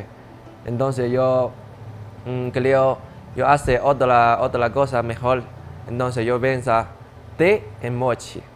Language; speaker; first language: Spanish; non-native, learner; Chinese